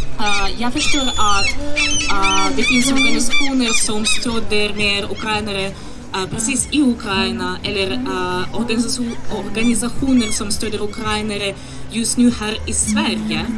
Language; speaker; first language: Swedish; non-native, learner; Ukrainian